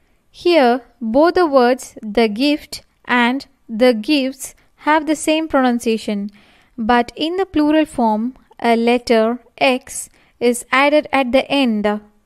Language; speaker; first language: English; non-native, local second language; Tamil